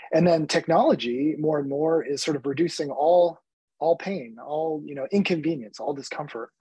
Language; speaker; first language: English; early bilingual, other home language; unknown